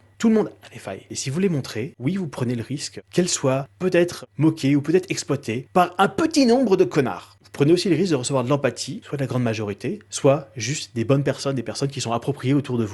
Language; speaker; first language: French; native; French